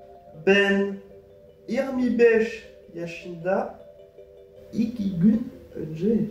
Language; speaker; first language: Turkish; non-native, learner; French